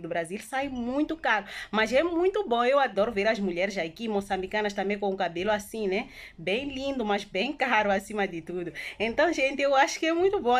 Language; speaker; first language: Portuguese; non-native, local second language; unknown